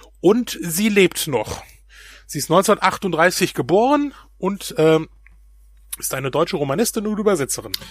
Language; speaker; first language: German; native; German